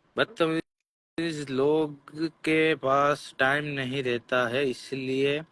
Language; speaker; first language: Hindi; non-native, local second language; Gujarati